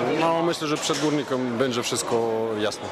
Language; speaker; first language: Polish; non-native, learner; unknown